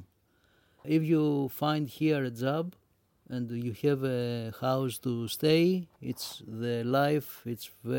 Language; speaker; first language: English; non-native, learner; Greek